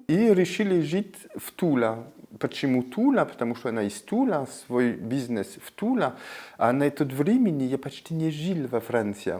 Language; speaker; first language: Russian; non-native, learner; French